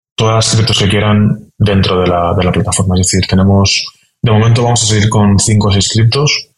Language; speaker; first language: Spanish; native; Spanish